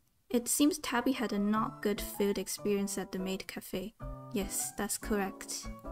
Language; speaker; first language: English; non-native, local second language; Cantonese